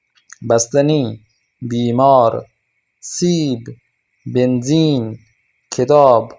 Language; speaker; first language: Persian; non-native, fluent; Urdu